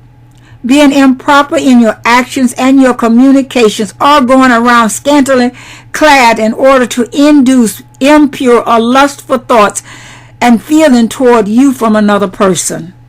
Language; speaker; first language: English; native; English